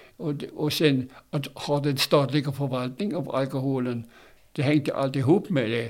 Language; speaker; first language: Swedish; non-native, fluent; German